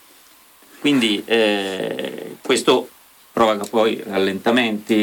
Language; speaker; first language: Italian; native; Italian